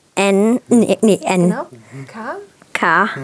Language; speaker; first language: German; native; German